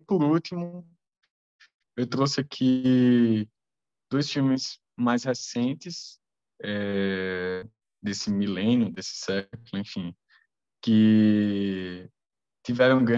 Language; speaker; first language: Portuguese; native; Portuguese